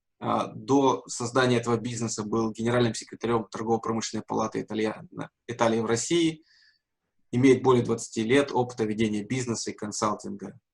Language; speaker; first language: Russian; native; Russian